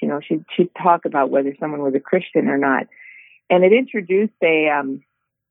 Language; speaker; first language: English; native; English